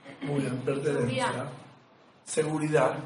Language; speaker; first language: Spanish; native; Spanish